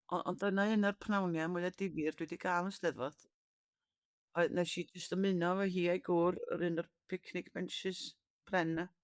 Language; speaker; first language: Welsh; native; Welsh